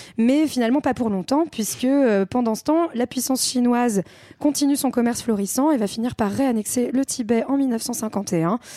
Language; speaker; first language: French; native; French